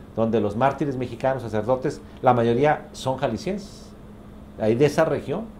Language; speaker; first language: Spanish; native; Spanish